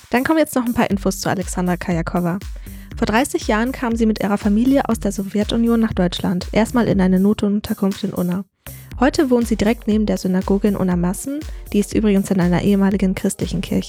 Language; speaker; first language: German; native; German